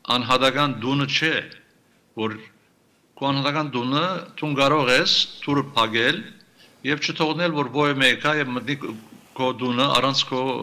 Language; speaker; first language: Armenian; early bilingual, heritage; Armenian